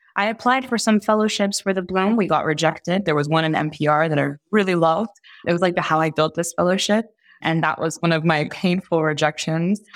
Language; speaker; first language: English; early bilingual, heritage; Italian